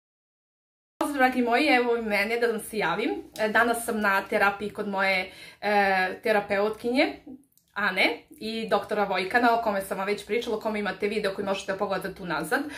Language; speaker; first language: Serbian; native; Serbian